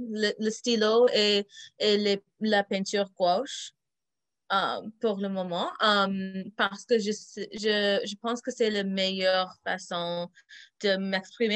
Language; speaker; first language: French; non-native, fluent; English